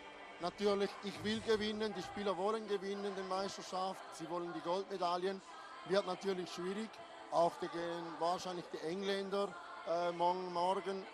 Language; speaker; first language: German; non-native, local second language; French